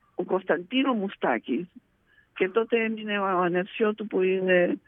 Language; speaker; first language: Greek; early bilingual, heritage; Greek